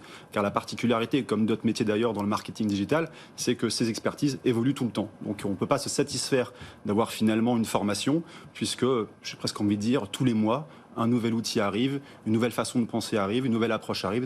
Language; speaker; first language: French; native; French